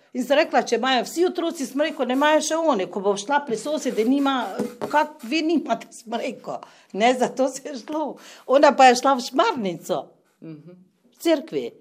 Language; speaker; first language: Slovenian; non-native, fluent; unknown